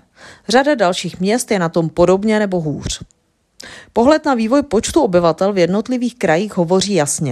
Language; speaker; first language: Czech; native; Czech